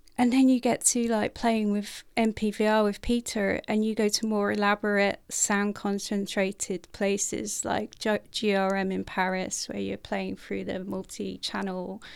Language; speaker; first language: English; native; English